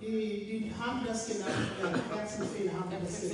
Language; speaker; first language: German; non-native, fluent; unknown